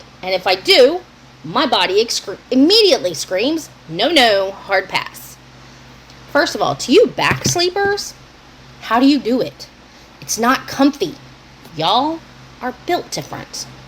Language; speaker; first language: English; native; English